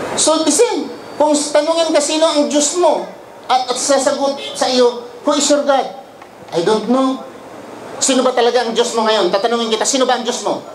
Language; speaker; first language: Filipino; non-native, local second language; Cebuano